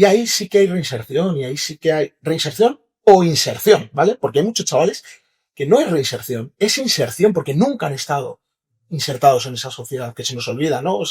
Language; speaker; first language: Spanish; native; Spanish